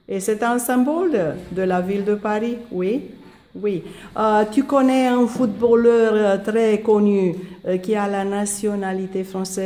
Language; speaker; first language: French; non-native, fluent; Romanian